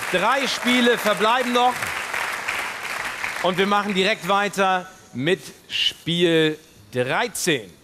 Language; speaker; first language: German; native; German